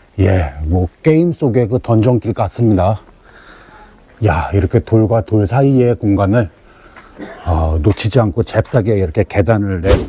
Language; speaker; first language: Korean; native; Korean